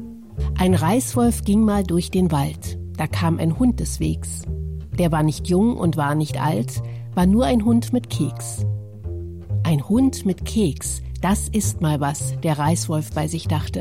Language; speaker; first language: German; native; German